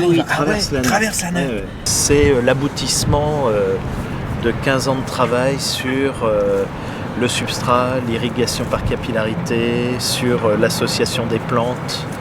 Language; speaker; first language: French; native; French